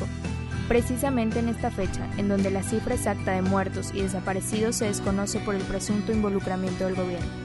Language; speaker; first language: Spanish; native; Spanish